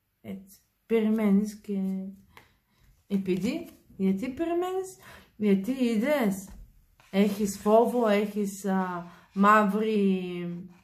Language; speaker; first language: Greek; non-native, learner; Bulgarian